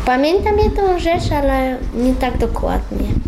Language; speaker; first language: Polish; early bilingual, heritage; Polish